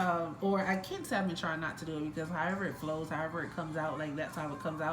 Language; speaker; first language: English; native; English